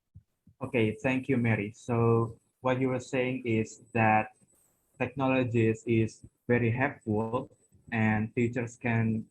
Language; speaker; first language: English; non-native, fluent; Indonesian